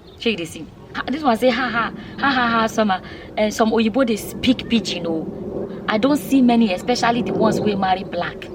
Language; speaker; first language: Nigerian Pidgin; native; Nigerian Pidgin